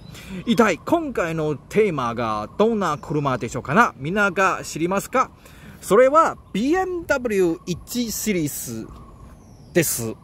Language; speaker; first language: Japanese; non-native, learner; Chinese